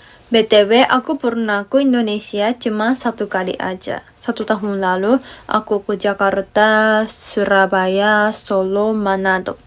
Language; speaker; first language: Indonesian; non-native, learner; Japanese